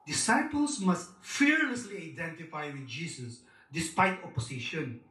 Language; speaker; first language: English; non-native, local second language; Filipino